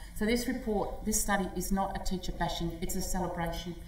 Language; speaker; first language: English; native; English